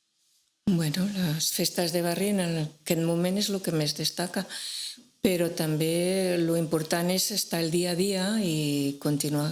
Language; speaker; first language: Catalan; non-native, local second language; Spanish